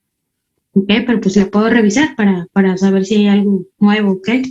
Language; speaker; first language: Spanish; native; Spanish